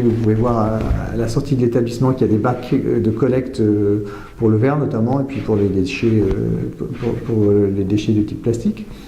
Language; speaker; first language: French; native; French